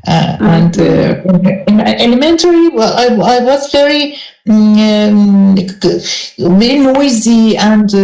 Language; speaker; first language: English; non-native, learner; Persian